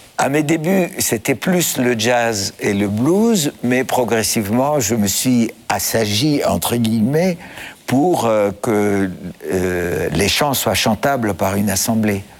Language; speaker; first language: French; non-native, fluent; Greek